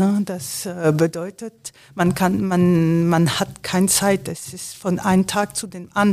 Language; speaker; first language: German; non-native, fluent; French